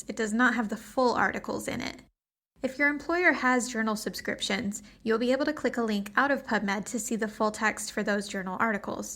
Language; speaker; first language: English; native; English